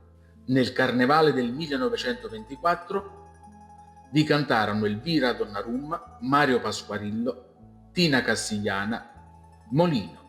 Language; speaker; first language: Italian; native; Italian